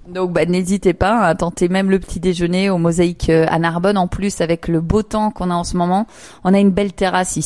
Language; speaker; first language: French; native; French